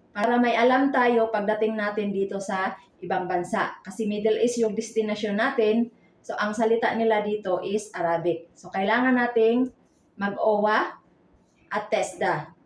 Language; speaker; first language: Filipino; non-native, local second language; Cebuano